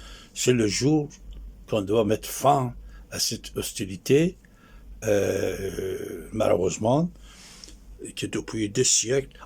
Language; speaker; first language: French; non-native, fluent; Persian